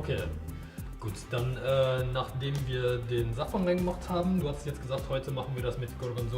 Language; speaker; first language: German; early bilingual, other home language; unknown